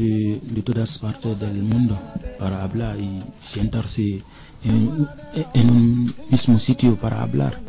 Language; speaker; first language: Spanish; non-native, learner; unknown